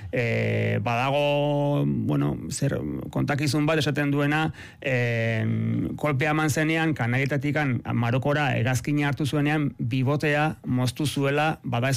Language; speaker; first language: Basque; native; Basque